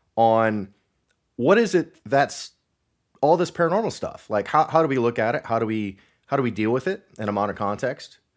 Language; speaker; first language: English; native; English